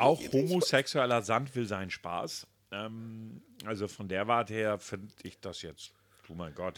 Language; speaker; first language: German; native; German